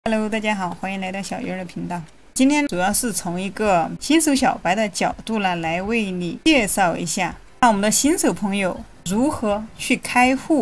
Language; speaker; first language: Chinese; native; Chinese